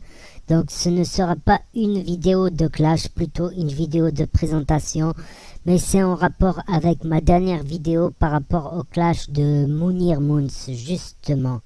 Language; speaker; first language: French; native; French